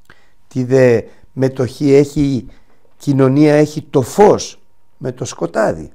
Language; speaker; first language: Greek; native; Greek